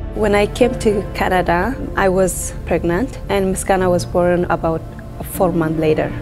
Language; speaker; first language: English; non-native, fluent; Tigrinya